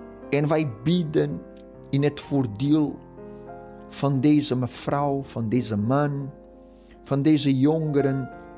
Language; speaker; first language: Dutch; non-native, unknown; Portuguese